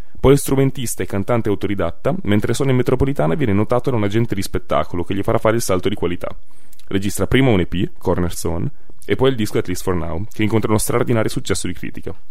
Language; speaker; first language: Italian; native; Italian